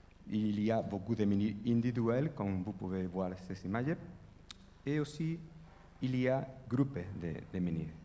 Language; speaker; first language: French; non-native, fluent; Spanish